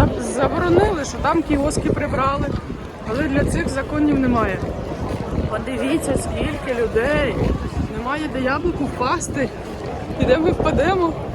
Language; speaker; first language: Ukrainian; native; Ukrainian